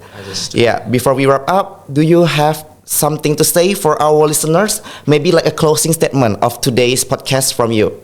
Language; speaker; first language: English; non-native, fluent; Indonesian